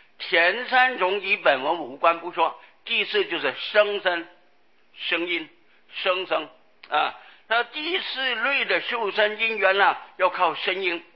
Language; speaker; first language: Chinese; non-native, local second language; Hakka Chinese